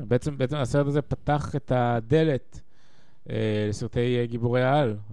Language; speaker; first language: Hebrew; native; Hebrew